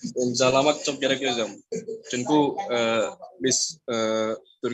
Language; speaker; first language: Turkish; non-native, learner; Indonesian